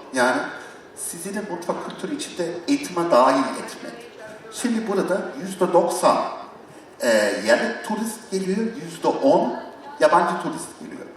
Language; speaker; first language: Turkish; non-native, learner; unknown